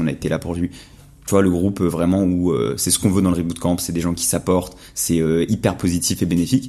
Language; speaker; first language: French; native; French